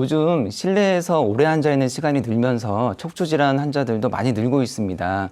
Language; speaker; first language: Korean; native; Korean